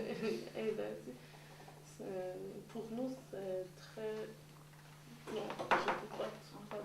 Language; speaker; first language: French; non-native, learner; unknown